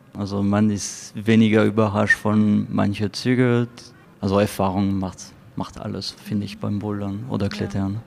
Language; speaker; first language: German; non-native, fluent; French